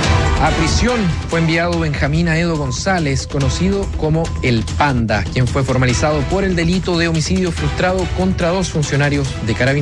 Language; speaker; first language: Spanish; native; Spanish